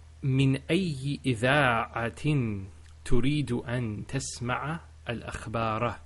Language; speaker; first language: Arabic; non-native, learner; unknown